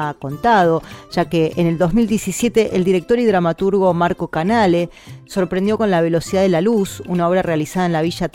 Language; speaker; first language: Spanish; native; Spanish